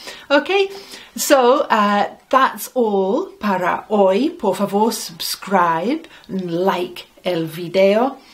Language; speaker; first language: English; native; English